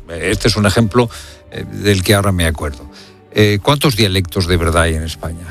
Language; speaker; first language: Spanish; native; Spanish